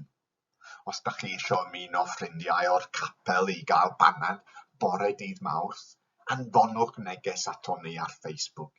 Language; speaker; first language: Welsh; non-native, local second language; English